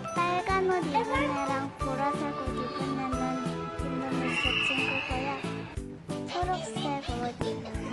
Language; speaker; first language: Korean; early bilingual, heritage; Korean